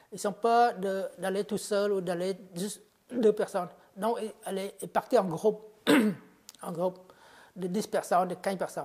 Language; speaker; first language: French; non-native, fluent; Khmer